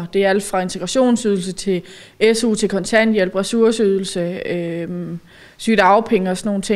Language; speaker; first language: Danish; native; Danish